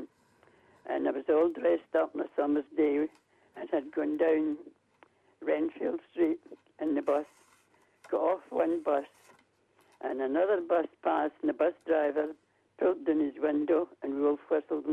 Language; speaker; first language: English; native; English